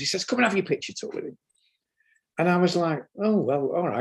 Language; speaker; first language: English; native; English